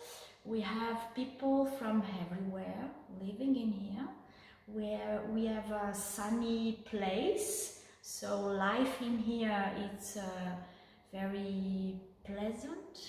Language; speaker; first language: English; non-native, fluent; Portuguese